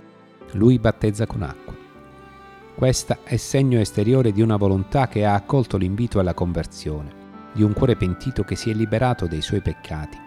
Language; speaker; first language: Italian; native; Italian